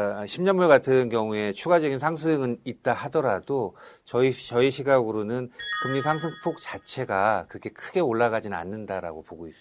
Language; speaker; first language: Korean; native; Korean